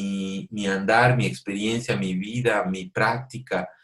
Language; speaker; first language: Spanish; native; Spanish